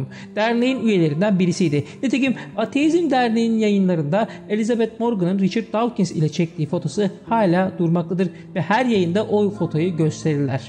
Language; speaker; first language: Turkish; native; Turkish